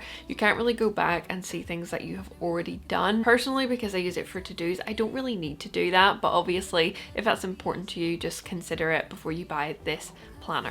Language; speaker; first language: English; native; English